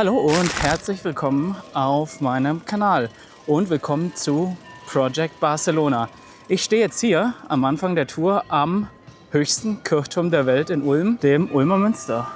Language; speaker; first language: German; native; German